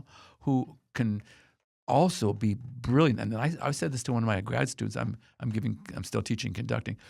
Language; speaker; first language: English; native; English